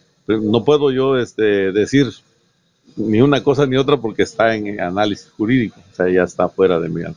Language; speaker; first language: Spanish; native; Spanish